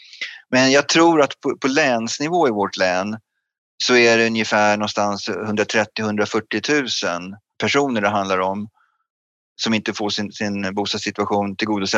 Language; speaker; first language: Swedish; native; Swedish